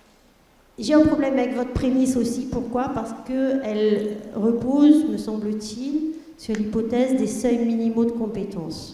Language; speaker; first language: French; non-native, fluent; German